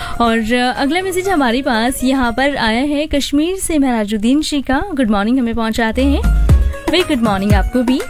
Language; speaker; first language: Hindi; native; Hindi